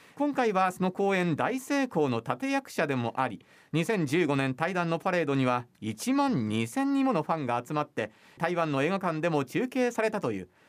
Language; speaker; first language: Japanese; native; Japanese